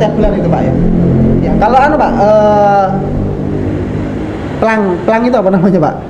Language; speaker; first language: Indonesian; native; Indonesian